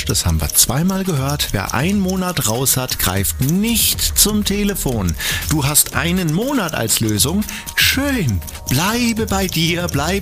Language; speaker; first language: German; native; German